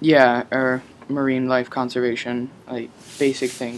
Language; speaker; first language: English; native; English